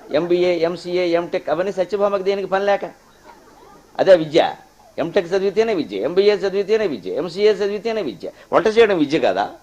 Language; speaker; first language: Telugu; native; Telugu